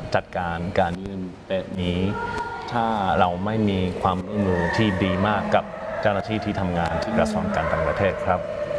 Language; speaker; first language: Thai; non-native, fluent; English